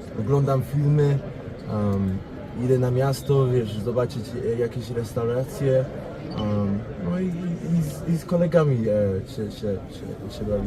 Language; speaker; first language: Polish; early bilingual, heritage; English